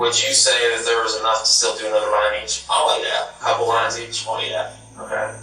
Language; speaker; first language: English; native; English